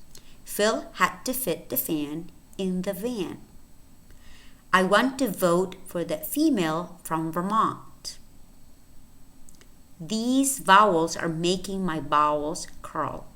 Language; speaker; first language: English; non-native, fluent; Spanish